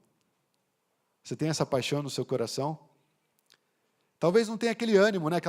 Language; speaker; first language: Portuguese; native; Portuguese